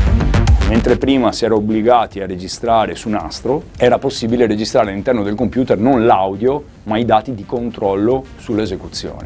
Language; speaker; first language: Italian; native; Italian